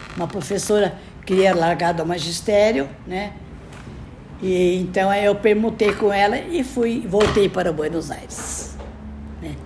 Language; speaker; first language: Portuguese; native; Portuguese